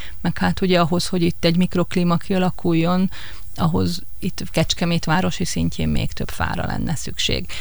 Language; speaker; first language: Hungarian; native; Hungarian